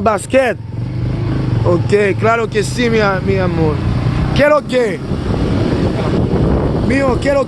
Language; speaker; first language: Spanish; non-native, learner; Haitian Creole